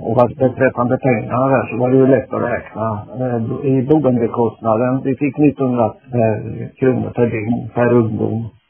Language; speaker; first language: Swedish; native; Swedish